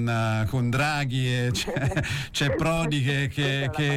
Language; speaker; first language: Italian; native; Italian